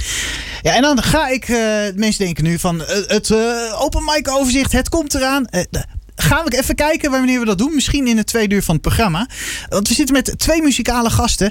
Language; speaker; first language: Dutch; native; Dutch